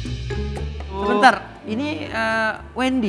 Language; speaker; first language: Indonesian; native; Indonesian